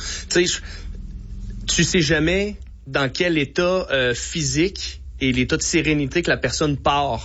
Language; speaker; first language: French; native; French